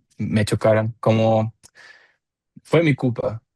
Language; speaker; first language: Spanish; non-native, learner; English